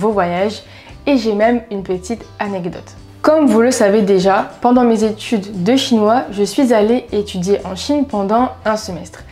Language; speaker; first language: French; native; French